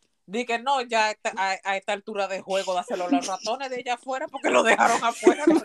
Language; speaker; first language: Spanish; early bilingual, heritage; Spanish